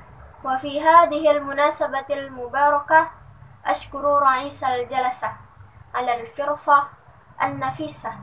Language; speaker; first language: Arabic; non-native, learner; Indonesian